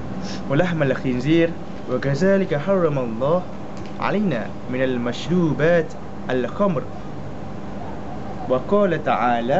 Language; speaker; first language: Arabic; non-native, learner; Malay